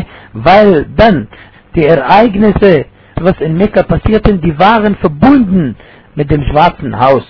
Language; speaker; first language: German; non-native, fluent; Arabic